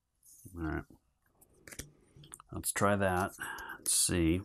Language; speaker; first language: English; native; English